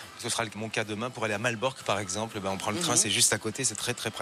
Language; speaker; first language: French; native; French